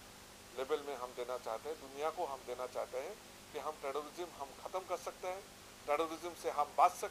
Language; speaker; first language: Hindi; non-native, local second language; Assamese